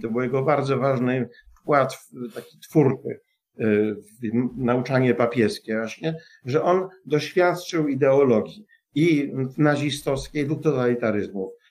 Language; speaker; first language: Polish; native; Polish